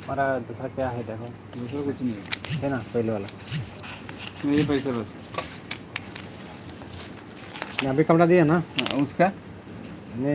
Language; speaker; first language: Hindi; non-native, learner; Bangla